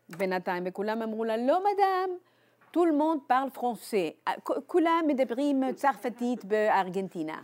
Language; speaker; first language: Hebrew; non-native, fluent; Spanish